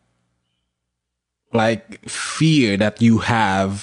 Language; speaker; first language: English; non-native, fluent; Haitian Creole